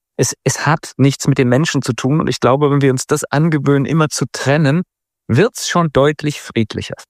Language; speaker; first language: German; native; German